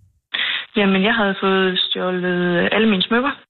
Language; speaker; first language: Danish; native; Danish